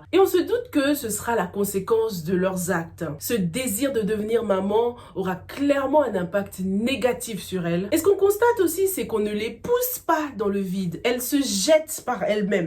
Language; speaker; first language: French; native; French